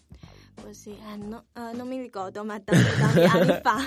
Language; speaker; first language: Italian; non-native, learner; Chinese